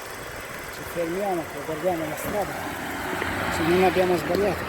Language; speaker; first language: Italian; non-native, fluent; Romanian